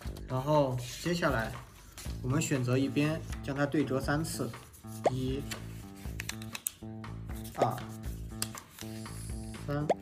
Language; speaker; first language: Chinese; native; Chinese